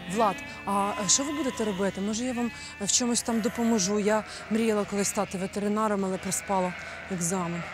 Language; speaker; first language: Ukrainian; native; Ukrainian